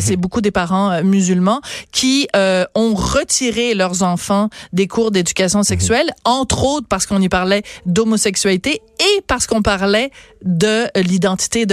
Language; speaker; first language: French; native; French